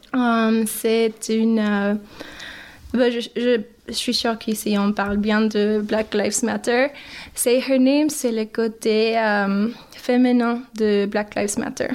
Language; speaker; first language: French; non-native, fluent; English